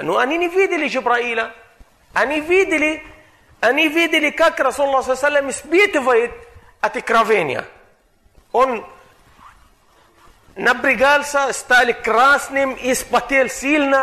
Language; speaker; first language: Russian; non-native, fluent; Arabic